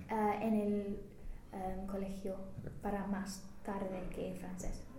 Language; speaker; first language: Spanish; non-native, learner; English